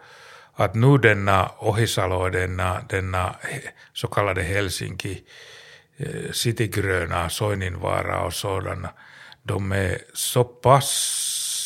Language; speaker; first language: Swedish; non-native, learner; Finnish